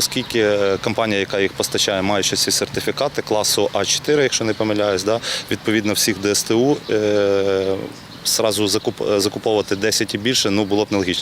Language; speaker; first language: Ukrainian; native; Ukrainian